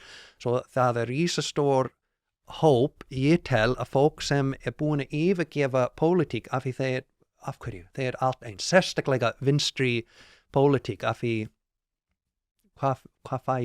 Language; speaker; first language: Icelandic; non-native, learner; English